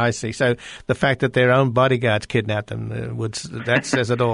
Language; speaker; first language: English; native; English